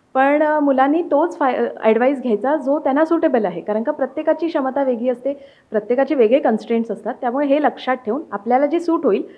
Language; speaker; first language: Marathi; native; Marathi